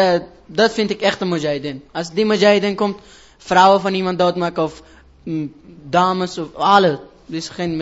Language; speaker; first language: Dutch; non-native, learner; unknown